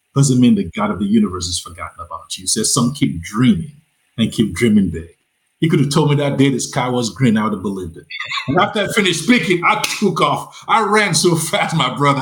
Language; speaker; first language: English; non-native, local second language; Yoruba